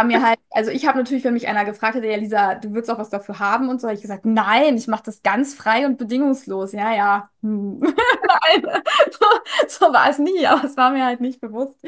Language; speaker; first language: German; native; German